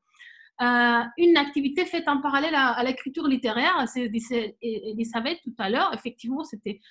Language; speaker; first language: French; non-native, fluent; Spanish